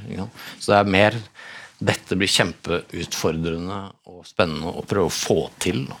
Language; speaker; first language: Norwegian; native; Norwegian